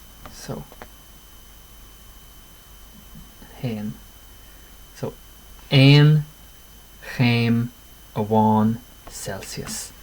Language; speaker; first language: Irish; non-native, local second language; English